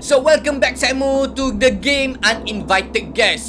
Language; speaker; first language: English; non-native, local second language; Malay